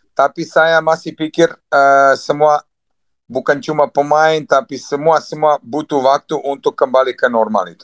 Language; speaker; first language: Indonesian; non-native, fluent; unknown